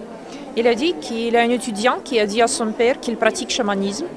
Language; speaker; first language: French; non-native, learner; Russian